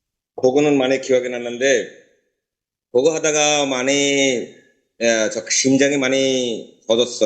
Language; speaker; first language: Korean; non-native, learner; Bangla